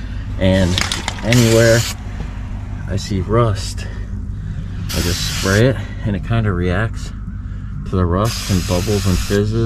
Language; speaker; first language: English; native; English